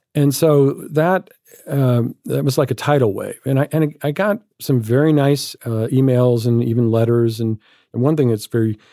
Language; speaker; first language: English; native; English